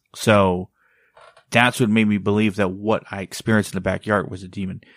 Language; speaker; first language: English; native; English